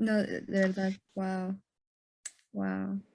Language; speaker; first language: Spanish; early bilingual, heritage; Spanish